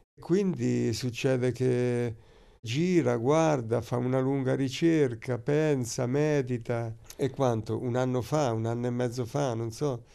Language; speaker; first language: Italian; native; Italian